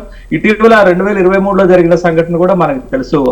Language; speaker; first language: Telugu; native; Telugu